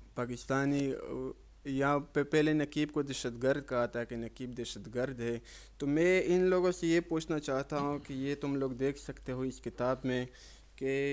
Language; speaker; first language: Urdu; non-native, local second language; Pashto